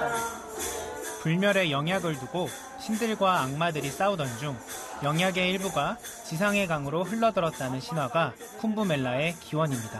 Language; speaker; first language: Korean; native; Korean